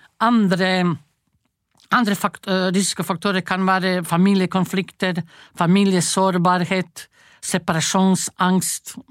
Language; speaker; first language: Norwegian; non-native, fluent; Croatian